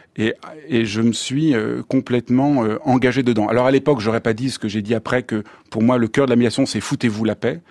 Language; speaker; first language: French; native; French